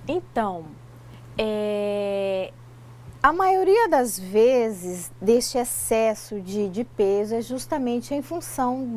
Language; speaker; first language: Portuguese; native; Portuguese